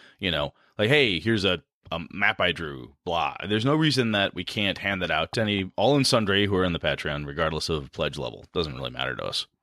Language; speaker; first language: English; native; English